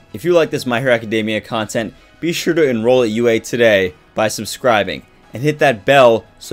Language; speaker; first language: English; native; English